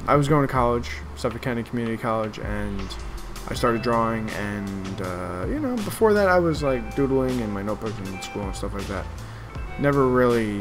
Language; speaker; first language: English; native; English